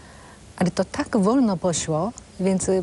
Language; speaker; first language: Polish; non-native, fluent; Japanese